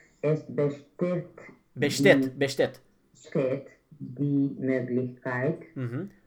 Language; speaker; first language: German; non-native, learner; Romanian